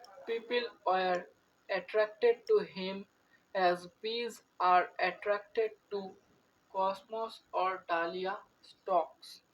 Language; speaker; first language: English; non-native, local second language; Bangla